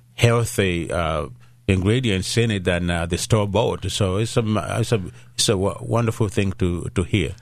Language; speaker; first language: English; non-native, local second language; Ganda